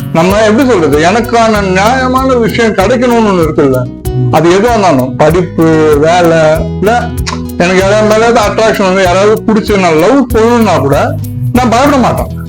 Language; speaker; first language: Tamil; native; Tamil